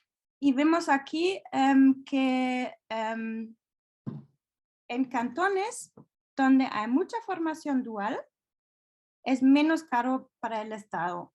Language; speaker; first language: Spanish; non-native, fluent; German